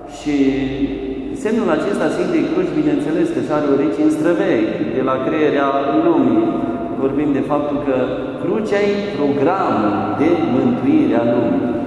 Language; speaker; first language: Romanian; native; Romanian